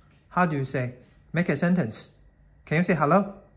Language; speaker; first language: English; non-native, fluent; Chinese